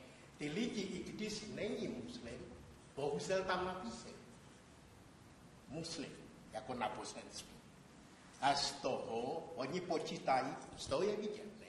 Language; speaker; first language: Czech; non-native, learner; Indonesian